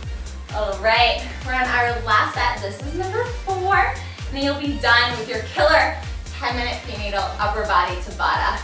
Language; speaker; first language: English; native; English